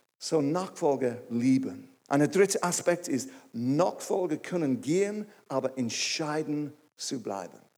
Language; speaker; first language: German; non-native, fluent; English